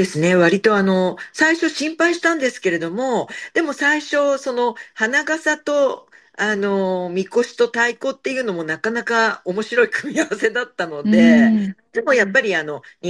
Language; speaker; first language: Japanese; native; Japanese